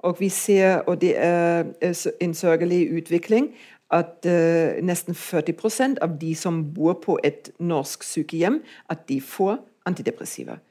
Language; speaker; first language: Norwegian; non-native, fluent; German